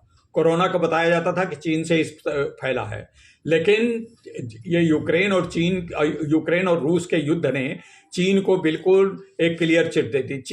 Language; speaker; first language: Hindi; native; Hindi